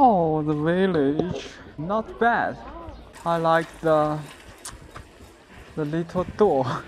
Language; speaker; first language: English; non-native, fluent; Chinese